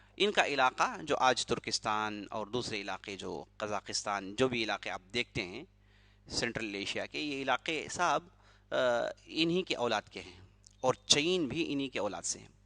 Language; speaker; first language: Urdu; native; Urdu